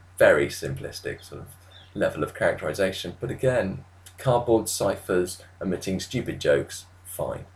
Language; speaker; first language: English; native; English